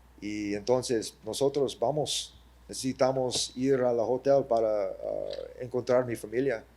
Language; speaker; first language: Spanish; early bilingual, heritage; English